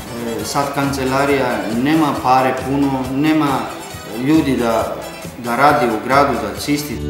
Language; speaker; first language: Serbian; non-native, learner; Greek